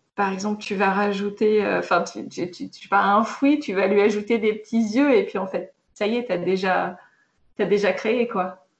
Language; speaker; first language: French; native; French